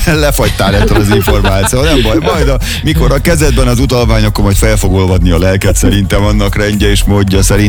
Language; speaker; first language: Hungarian; native; Hungarian